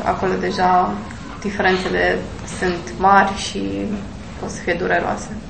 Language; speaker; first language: Romanian; native; Romanian